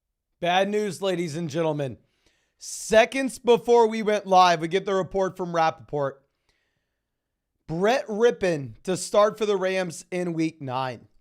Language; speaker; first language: English; native; English